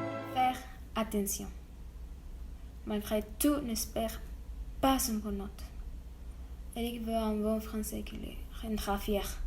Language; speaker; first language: French; non-native, learner; Spanish